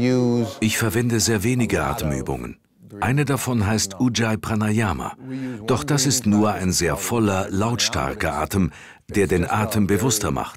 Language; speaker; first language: German; native; German